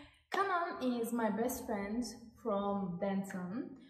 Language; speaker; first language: English; non-native, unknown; Turkish